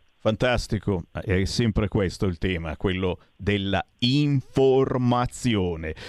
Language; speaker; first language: Italian; native; Italian